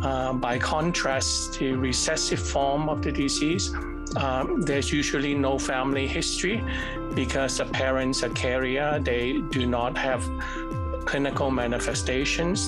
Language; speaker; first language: English; non-native, fluent; Cantonese